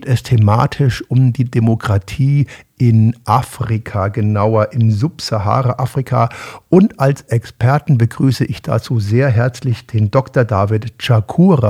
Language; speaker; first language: German; native; German